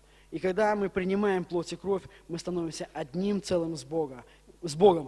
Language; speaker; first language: Russian; native; Russian